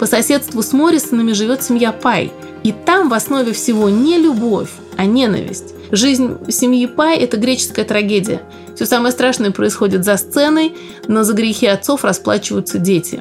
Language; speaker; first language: Russian; native; Russian